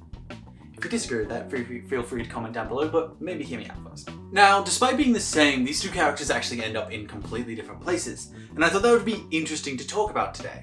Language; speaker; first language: English; native; English